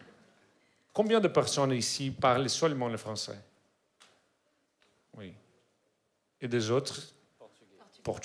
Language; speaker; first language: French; non-native, learner; Portuguese